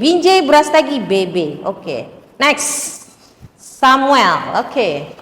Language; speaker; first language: English; non-native, fluent; Indonesian